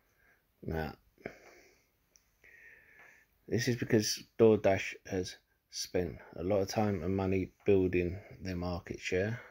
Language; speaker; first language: English; native; English